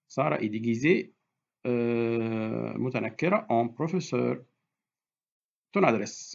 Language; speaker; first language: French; non-native, fluent; Arabic